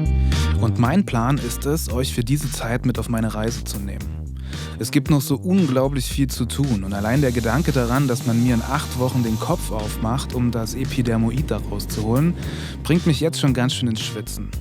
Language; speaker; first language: German; native; German